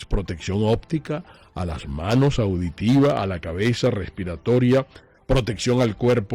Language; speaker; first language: Spanish; native; Spanish